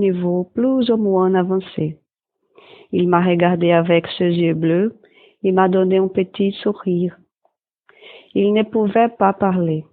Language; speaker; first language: French; non-native, fluent; Portuguese